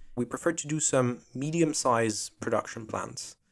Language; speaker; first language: English; non-native, fluent; French